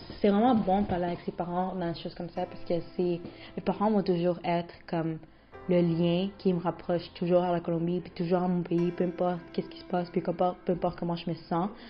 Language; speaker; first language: French; early bilingual, other home language; Spanish